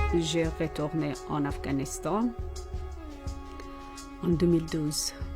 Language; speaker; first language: French; non-native, learner; Persian